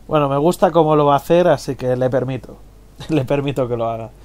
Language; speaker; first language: Spanish; native; Spanish